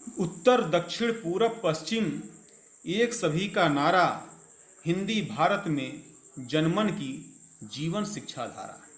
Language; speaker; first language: Hindi; native; Hindi